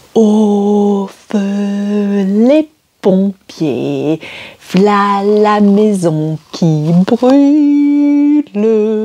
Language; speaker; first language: French; native; French